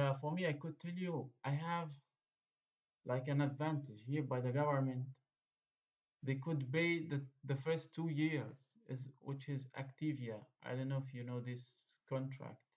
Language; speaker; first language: English; non-native, fluent; Arabic